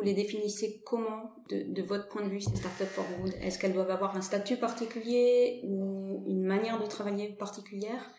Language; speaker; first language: French; native; French